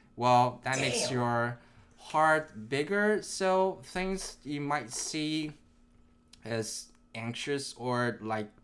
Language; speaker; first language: English; non-native, fluent; Chinese